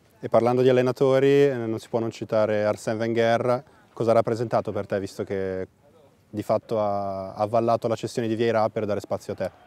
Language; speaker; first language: Italian; native; Italian